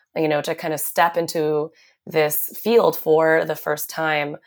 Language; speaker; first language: English; native; English